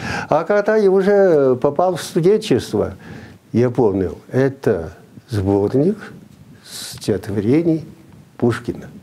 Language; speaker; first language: Russian; non-native, fluent; Chinese